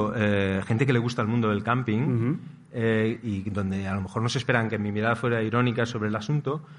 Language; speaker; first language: Spanish; native; Spanish